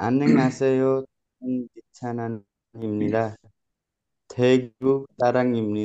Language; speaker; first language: Korean; non-native, learner; Nepali